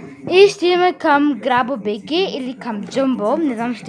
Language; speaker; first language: Bulgarian; early bilingual, heritage; Bulgarian